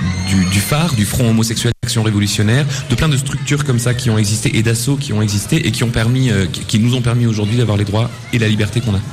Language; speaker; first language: French; native; French